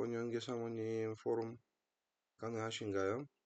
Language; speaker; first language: Korean; non-native, fluent; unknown